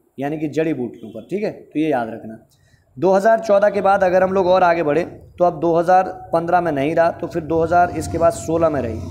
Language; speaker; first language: Hindi; native; Hindi